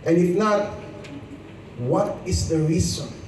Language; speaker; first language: English; non-native, local second language; Filipino